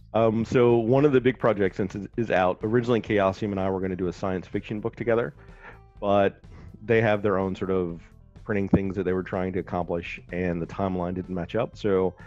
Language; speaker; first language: English; native; English